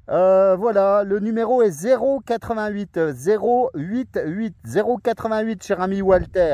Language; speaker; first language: French; native; French